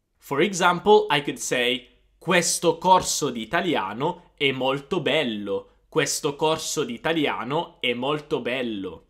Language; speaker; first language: Italian; native; Italian